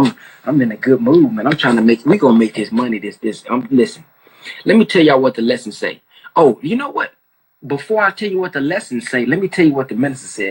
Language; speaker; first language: English; native; English